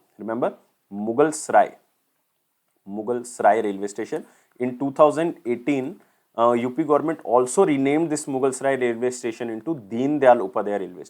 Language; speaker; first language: English; non-native, local second language; Hindi